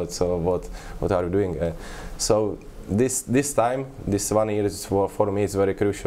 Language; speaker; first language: English; non-native, learner; Czech